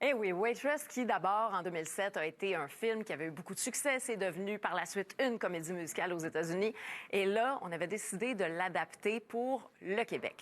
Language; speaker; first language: French; native; French